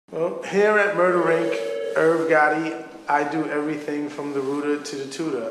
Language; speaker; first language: English; native; English